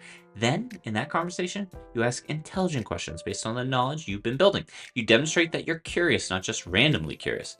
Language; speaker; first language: English; native; English